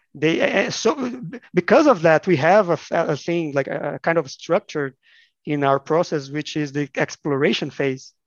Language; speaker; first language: English; non-native, fluent; Portuguese